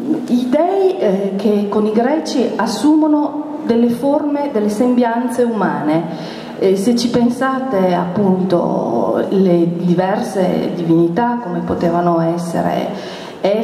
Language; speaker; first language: Italian; native; Italian